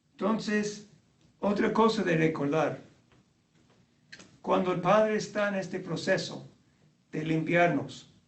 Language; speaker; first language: Spanish; non-native, fluent; English